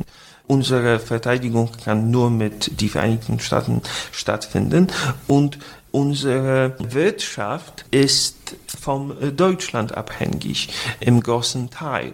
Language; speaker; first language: German; non-native, fluent; Polish